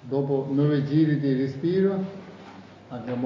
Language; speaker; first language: Italian; non-native, fluent; Tibetan